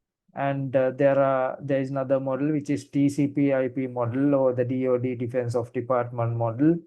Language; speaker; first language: English; non-native, fluent; Sinhala